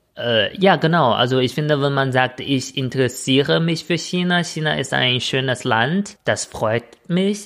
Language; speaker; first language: German; non-native, fluent; Chinese